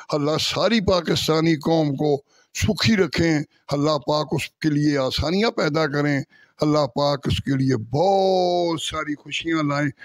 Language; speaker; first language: Urdu; non-native, local second language; Punjabi